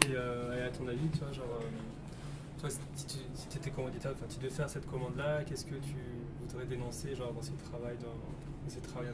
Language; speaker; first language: French; native; French